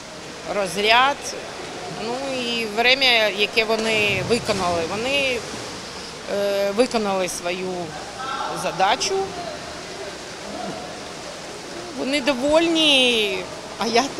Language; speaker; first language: Ukrainian; non-native, local second language; Russian